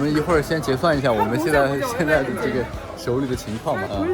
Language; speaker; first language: Chinese; native; Chinese